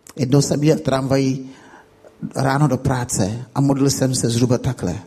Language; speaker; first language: Czech; non-native, fluent; Akan